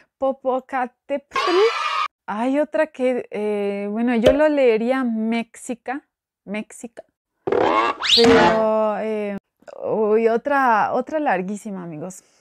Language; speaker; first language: Spanish; non-native, fluent; Albanian